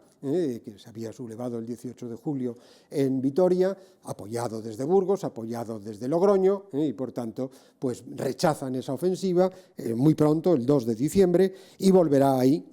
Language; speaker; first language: Spanish; native; Spanish